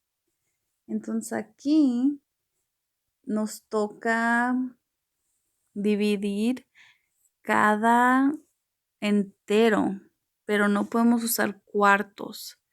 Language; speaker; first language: Spanish; early bilingual, heritage; Spanish